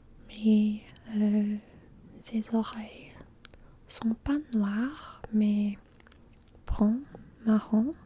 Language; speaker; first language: French; non-native, learner; English